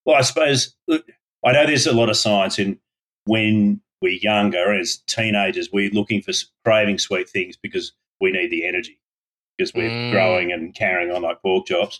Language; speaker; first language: English; native; English